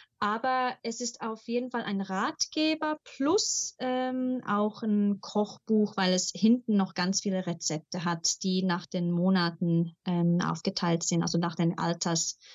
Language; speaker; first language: German; early bilingual, heritage; German